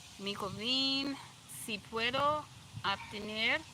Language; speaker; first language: Spanish; non-native, learner; English